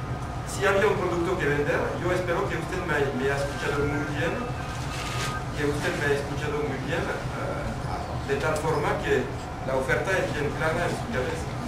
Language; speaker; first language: Spanish; non-native, fluent; French